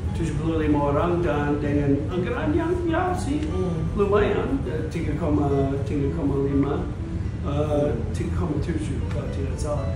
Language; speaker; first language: Indonesian; non-native, fluent; English